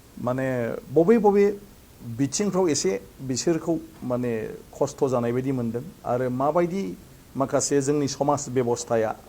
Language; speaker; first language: Bodo; native; Bodo